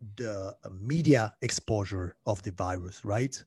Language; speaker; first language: English; non-native, fluent; Italian